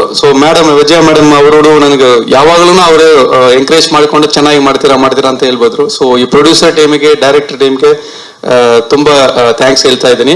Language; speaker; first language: Kannada; non-native, learner; Tamil